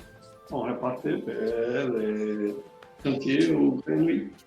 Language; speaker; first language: French; non-native, learner; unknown